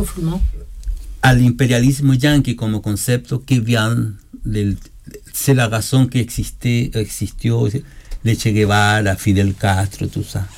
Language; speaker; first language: French; non-native, learner; Spanish